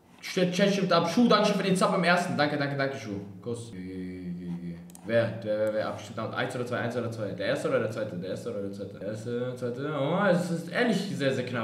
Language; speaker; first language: German; native; German